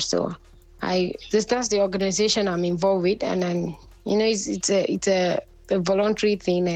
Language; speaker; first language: English; non-native, local second language; Yoruba